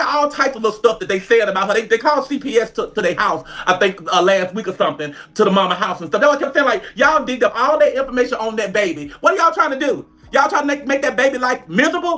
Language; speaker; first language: English; native; English